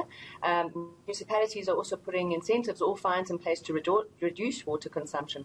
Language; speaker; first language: English; native; English